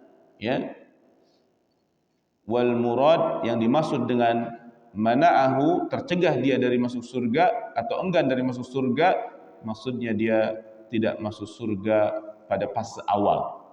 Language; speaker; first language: Indonesian; native; Indonesian